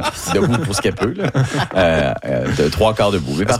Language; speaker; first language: French; native; French